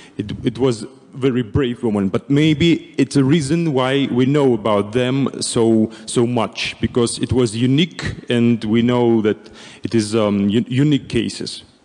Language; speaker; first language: English; non-native, fluent; Russian